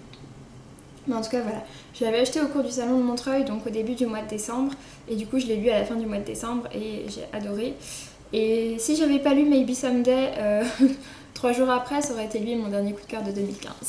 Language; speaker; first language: French; native; French